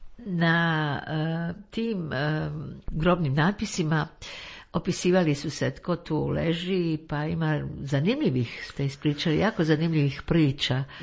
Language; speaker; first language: Croatian; native; Croatian